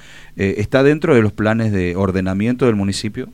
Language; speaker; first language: Spanish; native; Spanish